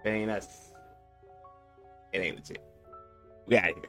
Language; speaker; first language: English; native; English